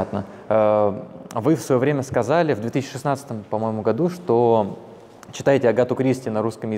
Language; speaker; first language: Russian; native; Russian